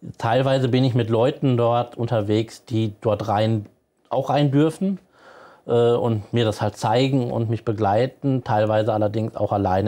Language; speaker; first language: German; native; German